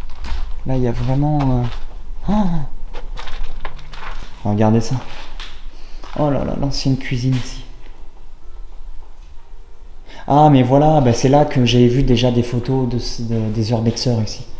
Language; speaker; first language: French; native; French